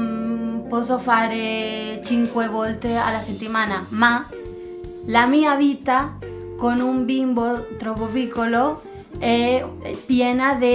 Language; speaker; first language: Italian; non-native, learner; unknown